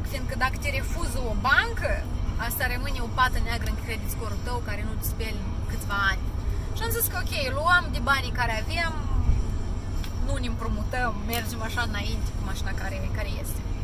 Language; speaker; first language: Romanian; native; Romanian